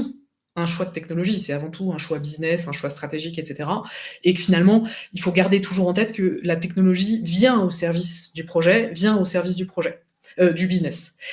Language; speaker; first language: French; native; French